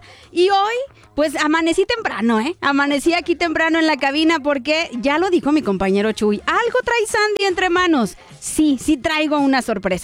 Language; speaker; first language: Spanish; native; Spanish